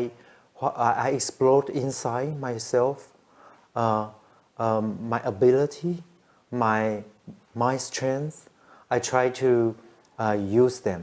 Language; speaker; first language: English; non-native, fluent; Chinese